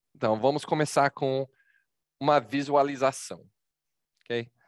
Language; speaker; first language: Portuguese; non-native, fluent; English